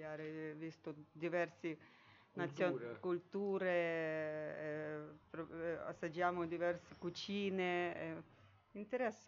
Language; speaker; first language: Italian; non-native, learner; Ukrainian